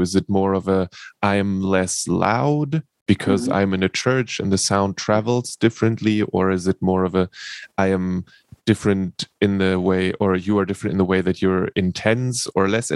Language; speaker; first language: English; non-native, fluent; German